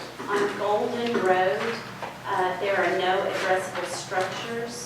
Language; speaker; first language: English; native; English